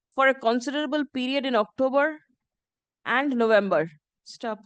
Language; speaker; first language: English; non-native, local second language; Bangla